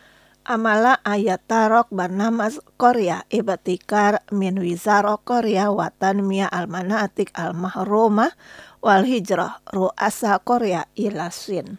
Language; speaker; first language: Arabic; non-native, learner; Indonesian